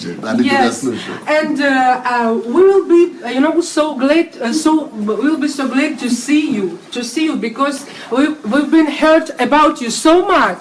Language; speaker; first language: English; non-native, learner; Russian